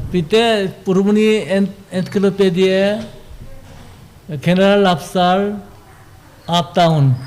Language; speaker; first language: Czech; non-native, learner; Korean